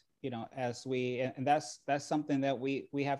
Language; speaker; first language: English; native; English